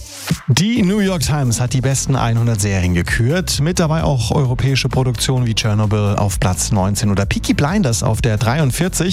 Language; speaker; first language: German; native; German